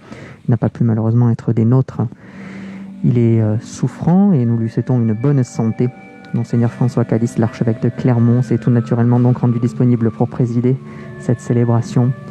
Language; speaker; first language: French; native; French